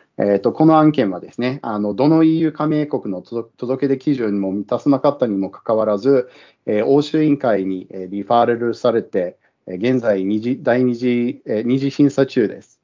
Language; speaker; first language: Japanese; non-native, fluent; English